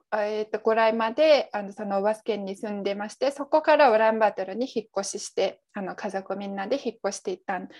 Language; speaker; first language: Japanese; non-native, fluent; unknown